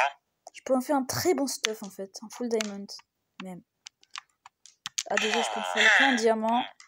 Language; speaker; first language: French; native; French